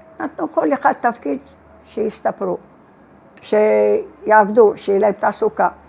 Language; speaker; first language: Hebrew; non-native, fluent; Arabic